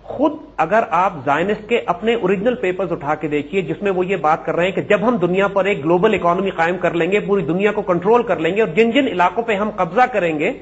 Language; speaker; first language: Urdu; native; Urdu